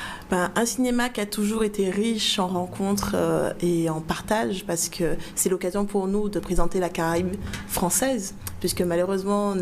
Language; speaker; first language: French; native; French